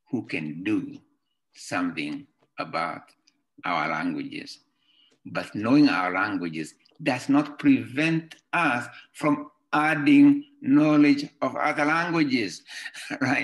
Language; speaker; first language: English; non-native, local second language; Kikuyu